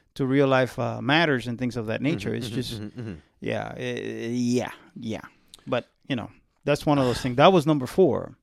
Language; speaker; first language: English; early bilingual, other home language; Spanish